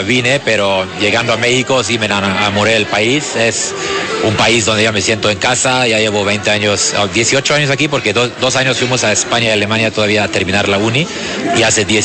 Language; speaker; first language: Spanish; non-native, fluent; German